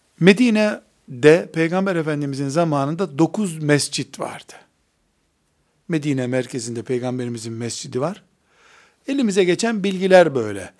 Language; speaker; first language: Turkish; native; Turkish